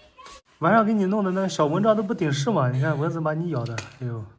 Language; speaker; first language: Chinese; native; Chinese